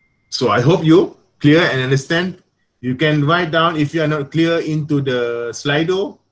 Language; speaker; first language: English; non-native, local second language; Malay